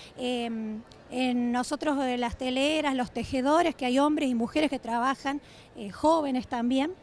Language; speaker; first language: Spanish; native; Spanish